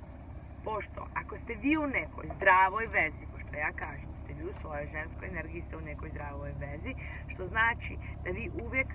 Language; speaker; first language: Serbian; early bilingual, heritage; Serbian